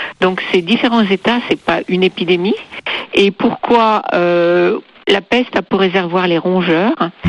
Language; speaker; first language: French; native; French